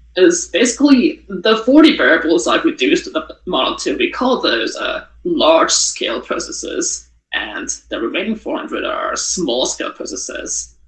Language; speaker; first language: English; non-native, fluent; Japanese